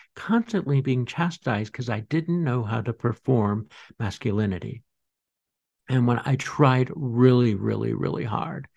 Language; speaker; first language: English; native; English